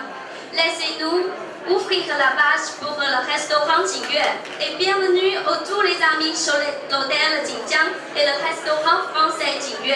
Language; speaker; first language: French; non-native, learner; Chinese